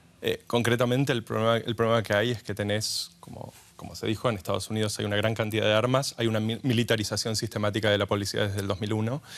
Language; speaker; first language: Spanish; native; Spanish